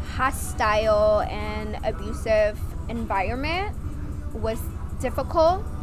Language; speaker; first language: English; non-native, fluent; Vietnamese